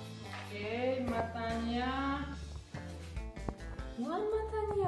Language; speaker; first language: Indonesian; non-native, learner; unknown